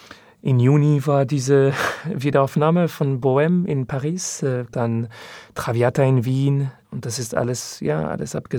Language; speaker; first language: German; non-native, learner; French